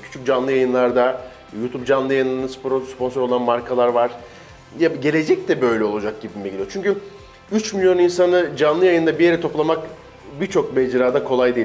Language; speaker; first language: Turkish; native; Turkish